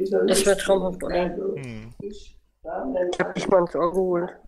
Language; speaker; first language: German; native; German